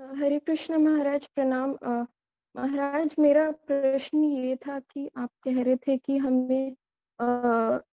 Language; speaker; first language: Hindi; native; Hindi